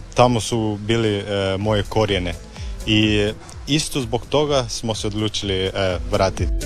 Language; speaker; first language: Croatian; non-native, learner; Spanish